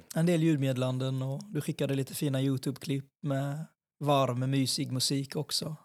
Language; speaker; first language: Swedish; early bilingual, other home language; Persian